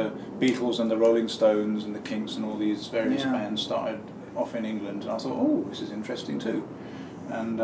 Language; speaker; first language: English; native; English